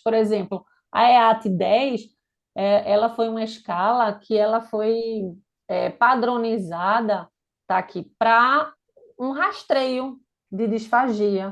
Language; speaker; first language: Portuguese; native; Portuguese